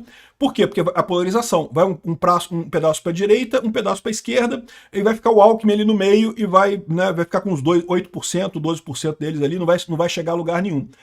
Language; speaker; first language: Portuguese; native; Portuguese